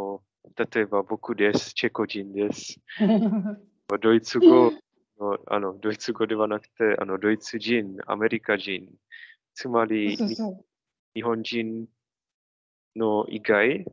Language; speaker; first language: Japanese; non-native, learner; Czech